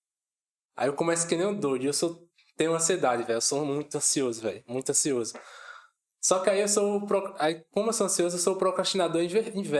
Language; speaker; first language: Portuguese; native; Portuguese